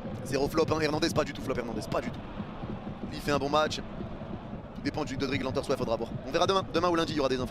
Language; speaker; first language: French; native; French